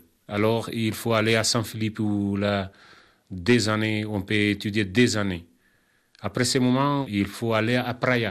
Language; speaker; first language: French; non-native, learner; Kabuverdianu